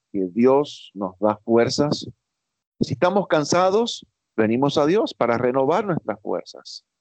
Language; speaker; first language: Spanish; early bilingual, heritage; Spanish